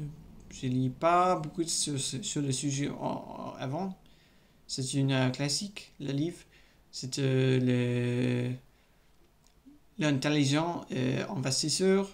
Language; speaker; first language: French; non-native, learner; English